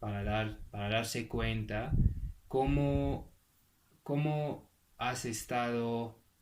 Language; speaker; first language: Spanish; non-native, fluent; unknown